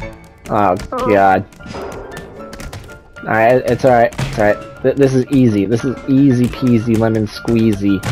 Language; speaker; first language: English; native; English